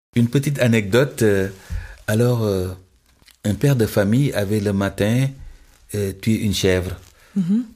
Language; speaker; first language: French; non-native, local second language; Wolof